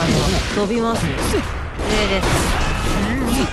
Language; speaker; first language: Japanese; non-native, learner; Chinese